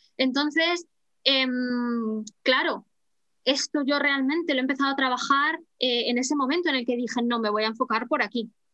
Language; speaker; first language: Spanish; native; Spanish